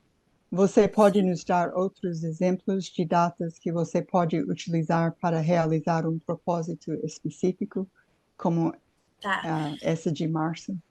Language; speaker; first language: Portuguese; non-native, fluent; English